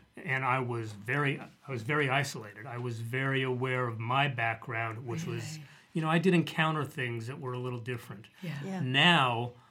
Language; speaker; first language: English; native; English